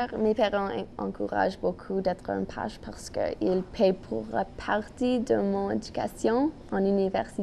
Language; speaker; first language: French; non-native, local second language; English